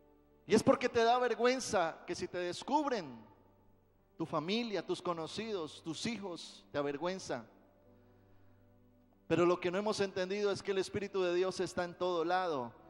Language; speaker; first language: Spanish; native; Spanish